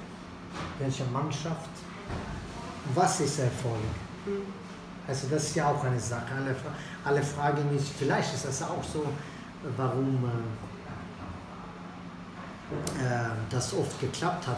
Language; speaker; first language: German; non-native, fluent; Swedish